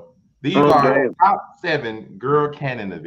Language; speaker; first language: English; native; English